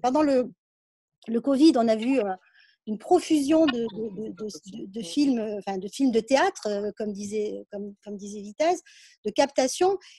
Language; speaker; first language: French; native; French